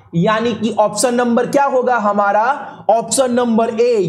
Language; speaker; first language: Hindi; native; Hindi